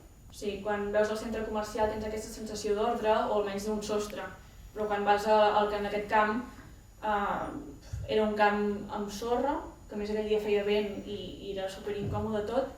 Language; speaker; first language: Catalan; native; Catalan